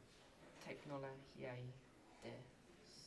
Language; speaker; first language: Spanish; non-native, learner; English